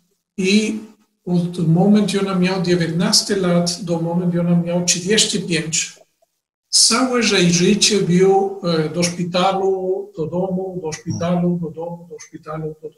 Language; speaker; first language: Polish; non-native, learner; Spanish